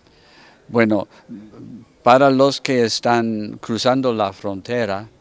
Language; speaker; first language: Spanish; non-native, fluent; English